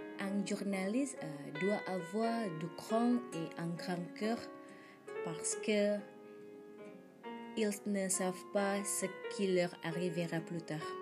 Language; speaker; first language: French; non-native, learner; Indonesian